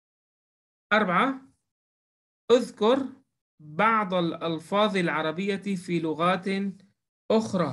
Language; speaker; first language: Arabic; non-native, fluent; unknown